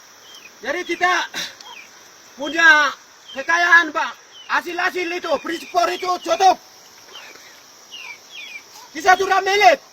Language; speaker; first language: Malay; non-native, local second language; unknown